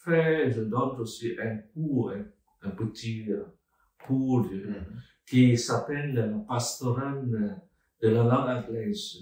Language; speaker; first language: French; non-native, fluent; Vietnamese